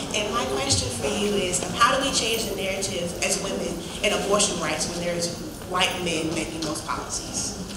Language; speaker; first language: English; native; English